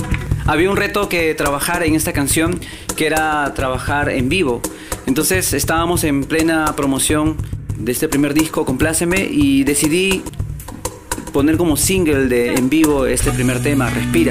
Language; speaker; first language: Spanish; native; Spanish